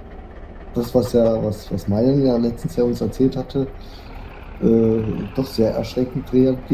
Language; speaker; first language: German; native; German